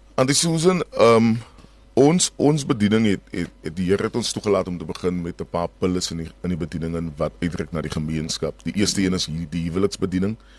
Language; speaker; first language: Afrikaans; native; Afrikaans